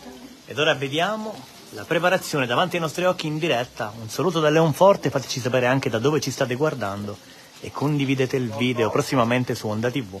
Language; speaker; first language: Italian; native; Italian